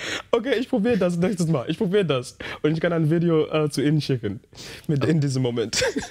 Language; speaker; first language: German; non-native, learner; English